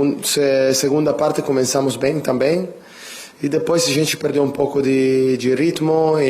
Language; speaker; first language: Portuguese; non-native, fluent; Italian